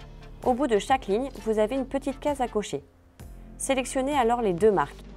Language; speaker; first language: French; native; French